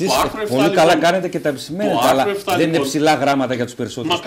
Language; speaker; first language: Greek; native; Greek